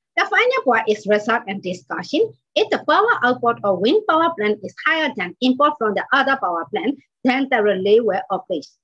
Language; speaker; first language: English; non-native, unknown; Burmese